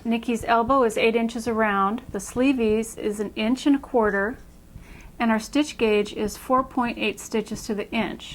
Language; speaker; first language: English; native; English